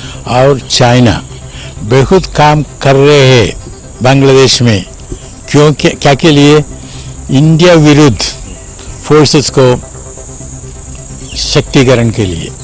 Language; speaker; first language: Hindi; non-native, local second language; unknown